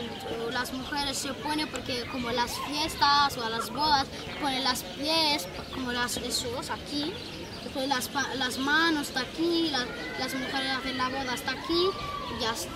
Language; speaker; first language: Spanish; non-native, learner; Arabic